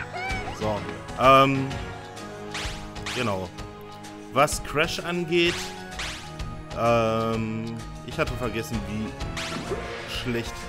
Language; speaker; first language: German; native; German